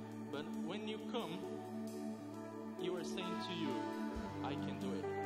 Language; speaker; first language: English; non-native, fluent; Portuguese